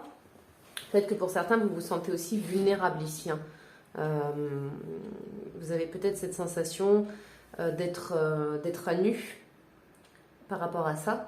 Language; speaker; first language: French; native; French